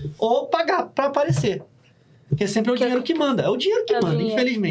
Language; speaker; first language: Portuguese; native; Portuguese